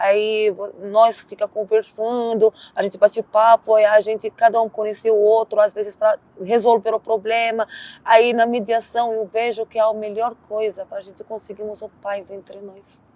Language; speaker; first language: Portuguese; non-native, learner; Arabic